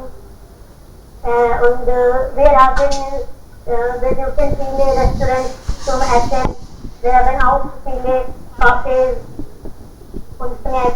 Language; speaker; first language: German; non-native, learner; Hindi